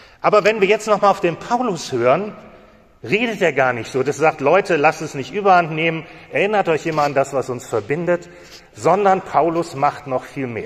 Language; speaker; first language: German; native; German